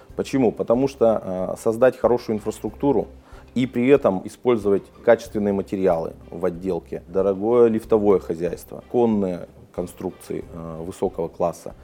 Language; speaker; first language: Russian; native; Russian